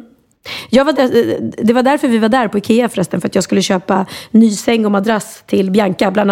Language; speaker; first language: Swedish; native; Swedish